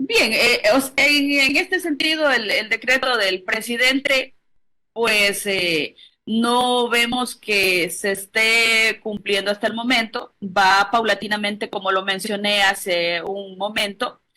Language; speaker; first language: Spanish; native; Spanish